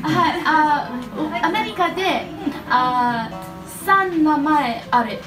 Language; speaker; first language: Japanese; non-native, learner; English